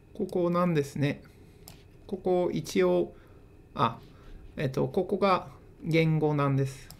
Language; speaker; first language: Japanese; non-native, fluent; English